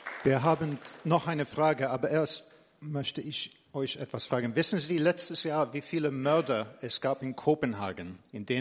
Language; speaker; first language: German; non-native, fluent; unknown